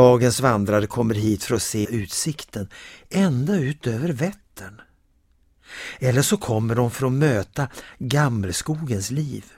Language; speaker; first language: Swedish; native; Swedish